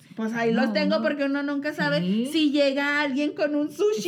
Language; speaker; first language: Spanish; native; Spanish